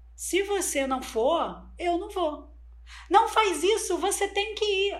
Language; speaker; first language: Portuguese; non-native, local second language; Spanish